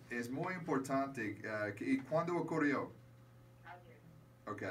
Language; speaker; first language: Spanish; non-native, learner; English